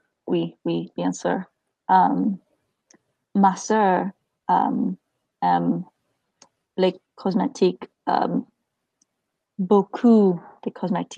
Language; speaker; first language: French; non-native, learner; English